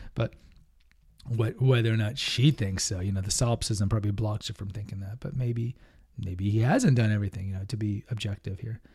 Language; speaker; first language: English; early bilingual, other home language; Spanish